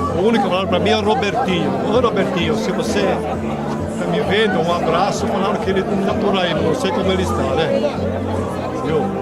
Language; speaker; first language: Portuguese; non-native, fluent; Italian